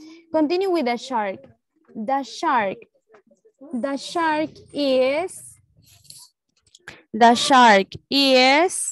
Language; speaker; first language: English; non-native, learner; Spanish